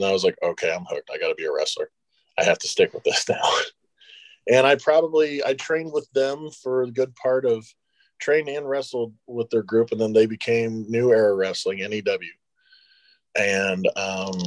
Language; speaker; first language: English; native; English